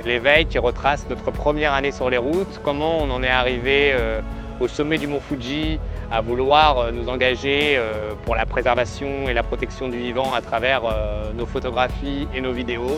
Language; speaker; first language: French; native; French